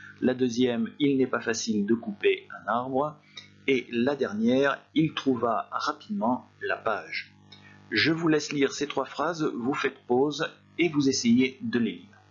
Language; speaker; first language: French; native; French